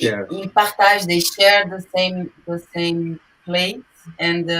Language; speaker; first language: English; non-native, learner; Portuguese